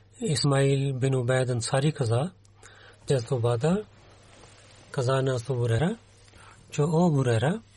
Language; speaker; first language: Bulgarian; non-native, learner; Urdu